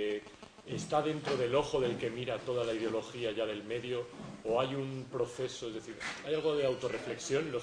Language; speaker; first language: Spanish; native; Spanish